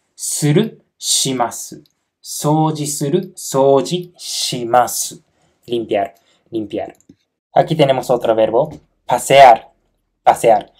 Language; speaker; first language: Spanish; non-native, fluent; Japanese